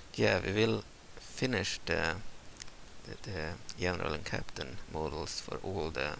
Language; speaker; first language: English; non-native, fluent; Swedish